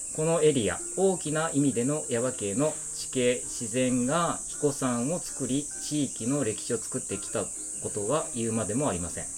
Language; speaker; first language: Japanese; native; Japanese